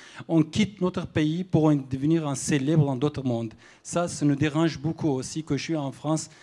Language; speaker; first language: French; non-native, fluent; Arabic